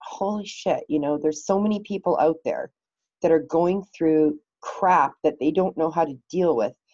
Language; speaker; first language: English; native; English